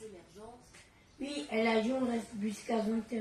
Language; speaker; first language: French; early bilingual, other home language; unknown